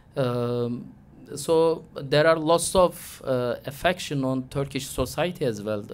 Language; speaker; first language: English; non-native, fluent; Turkish